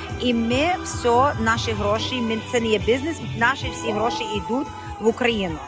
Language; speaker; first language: Ukrainian; early bilingual, heritage; Ukrainian